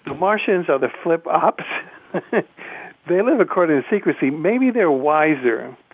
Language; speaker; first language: English; early bilingual, other home language; Spanish